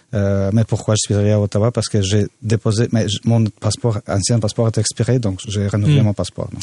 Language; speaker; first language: French; non-native, fluent; Russian